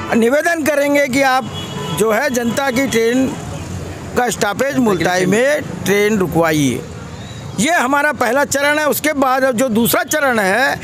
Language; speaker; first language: Hindi; native; Hindi